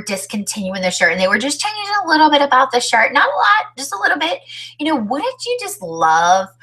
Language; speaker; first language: English; native; English